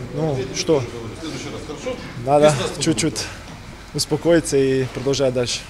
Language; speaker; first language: Russian; non-native, learner; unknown